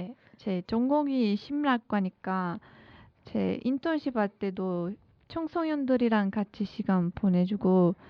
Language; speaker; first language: Korean; non-native, learner; Turkish